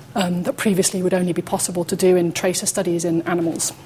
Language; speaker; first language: English; native; English